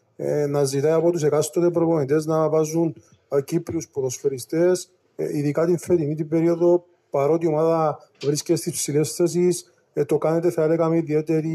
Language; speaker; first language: Greek; native; Greek